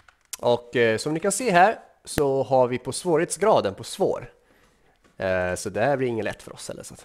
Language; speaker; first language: Swedish; native; Swedish